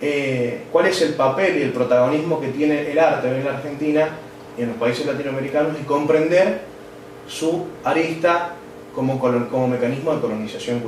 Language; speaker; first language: Spanish; native; Spanish